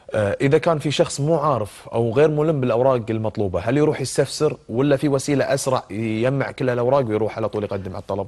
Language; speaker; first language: Arabic; native; Arabic